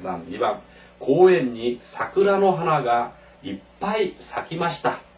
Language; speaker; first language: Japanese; non-native, fluent; Korean